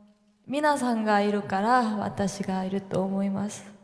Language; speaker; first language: Japanese; non-native, learner; Korean